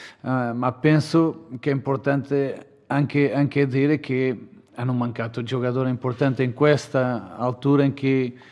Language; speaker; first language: Italian; non-native, fluent; Portuguese